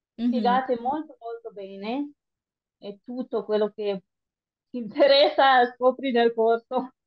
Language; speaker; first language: Italian; non-native, fluent; Romanian